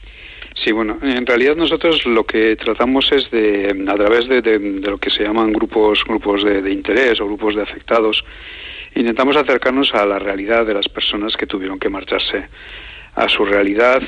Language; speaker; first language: Spanish; native; Spanish